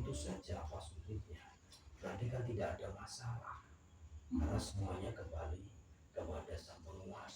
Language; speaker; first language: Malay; non-native, local second language; Javanese